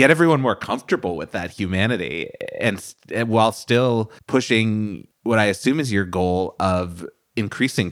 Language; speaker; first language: English; native; English